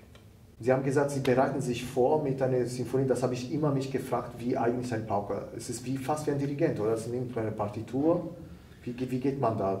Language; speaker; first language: German; non-native, fluent; Italian